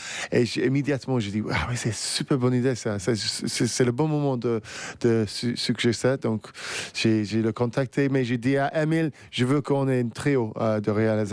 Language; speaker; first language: French; non-native, fluent; English